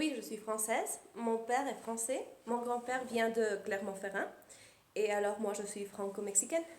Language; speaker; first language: French; early bilingual, heritage; Spanish